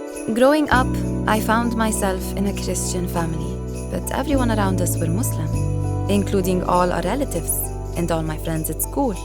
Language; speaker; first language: English; non-native, fluent; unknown